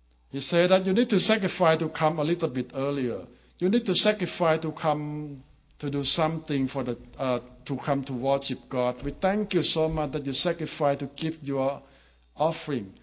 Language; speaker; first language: English; non-native, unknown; Thai